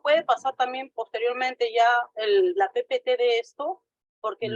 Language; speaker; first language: Spanish; native; Spanish